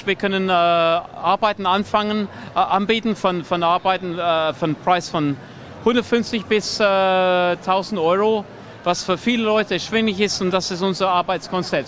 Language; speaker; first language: German; non-native, fluent; English